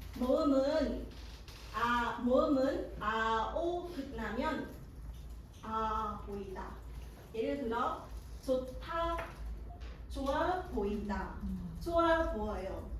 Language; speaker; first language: Korean; non-native, fluent; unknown